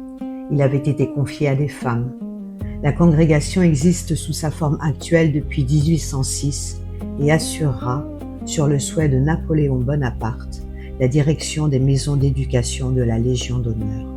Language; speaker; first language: French; native; French